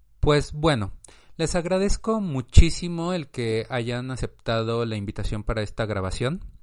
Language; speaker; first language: Spanish; native; Spanish